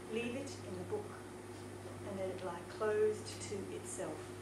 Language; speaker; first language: English; native; English